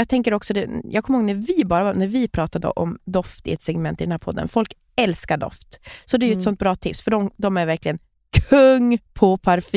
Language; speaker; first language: Swedish; native; Swedish